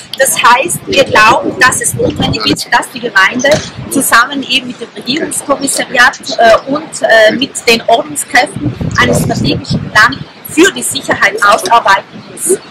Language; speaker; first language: German; native; German